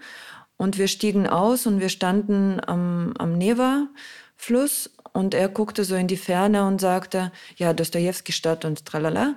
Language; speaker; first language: German; non-native, fluent; Russian